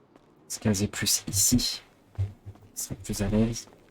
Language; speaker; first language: French; native; French